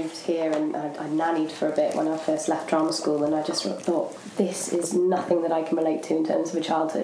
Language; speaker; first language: English; native; English